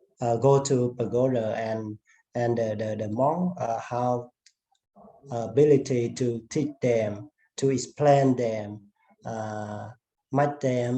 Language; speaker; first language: English; non-native, learner; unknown